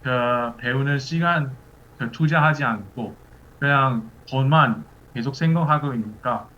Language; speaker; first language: Korean; early bilingual, heritage; English